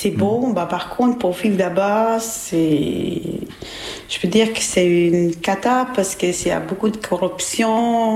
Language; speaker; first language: French; non-native, learner; Albanian